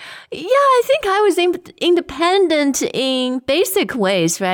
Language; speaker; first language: English; non-native, fluent; Chinese